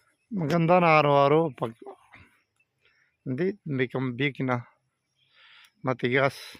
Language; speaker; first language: Filipino; non-native, learner; Punjabi